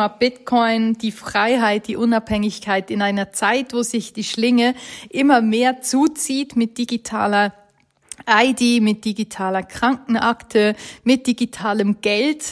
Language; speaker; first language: German; native; German